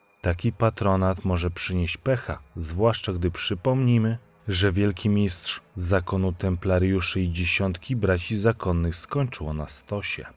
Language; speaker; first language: Polish; native; Polish